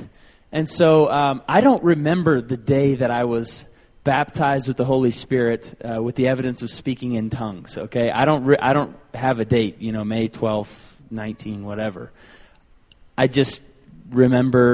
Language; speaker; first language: English; native; English